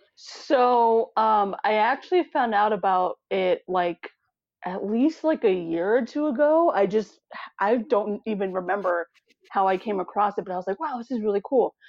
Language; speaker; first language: English; early bilingual, other home language; Samoan